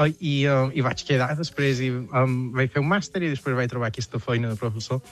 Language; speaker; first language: Catalan; native; Catalan